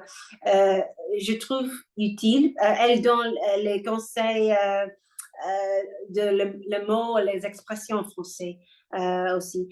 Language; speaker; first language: French; non-native, learner; English